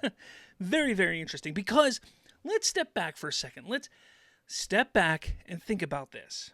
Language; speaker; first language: English; native; English